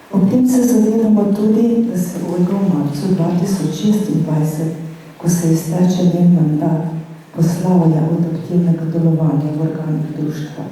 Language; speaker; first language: Slovenian; native; Slovenian